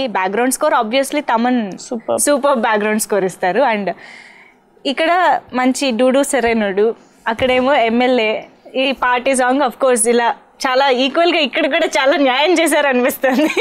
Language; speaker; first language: Telugu; native; Telugu